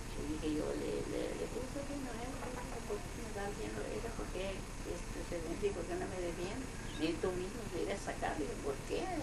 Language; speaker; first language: Spanish; non-native, local second language; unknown